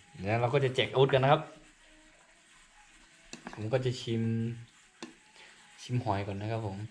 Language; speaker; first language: Thai; native; Thai